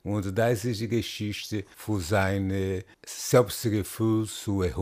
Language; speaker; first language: German; non-native, learner; Portuguese